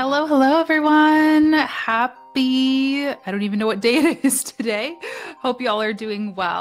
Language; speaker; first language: English; native; English